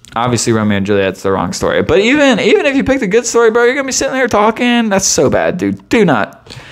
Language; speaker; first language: English; native; English